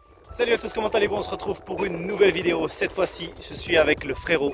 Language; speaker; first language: French; native; French